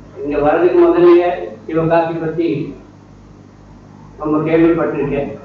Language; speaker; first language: Tamil; non-native, learner; Kannada